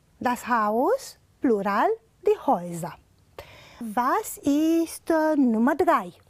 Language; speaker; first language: German; non-native, fluent; Romanian